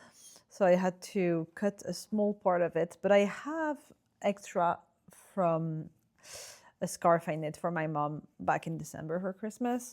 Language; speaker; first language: English; non-native, fluent; French